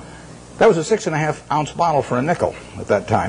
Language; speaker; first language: English; native; English